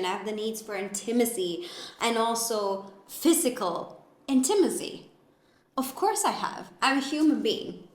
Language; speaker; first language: English; non-native, fluent; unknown